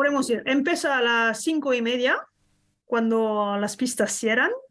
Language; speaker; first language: Spanish; non-native, learner; French